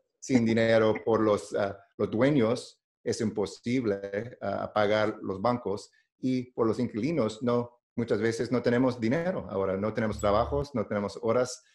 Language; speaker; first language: Spanish; non-native, learner; English